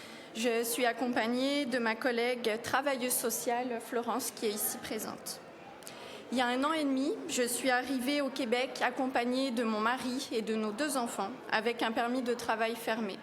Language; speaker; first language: French; native; French